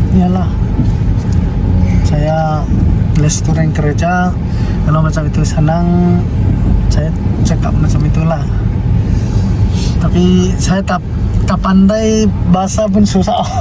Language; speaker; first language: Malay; non-native, learner; Tedim Chin